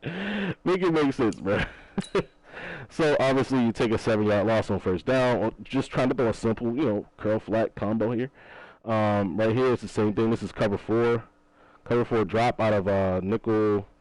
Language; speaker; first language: English; native; English